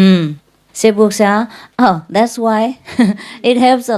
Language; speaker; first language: French; non-native, learner; Vietnamese